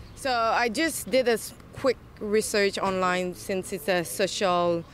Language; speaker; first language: English; non-native, fluent; French